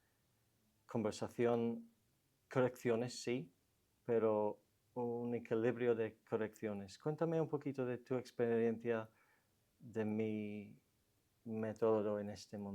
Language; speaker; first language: Spanish; non-native, fluent; English